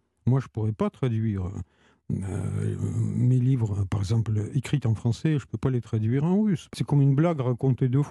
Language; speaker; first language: French; non-native, fluent; Russian